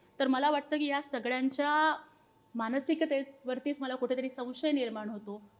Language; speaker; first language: Marathi; non-native, local second language; Telugu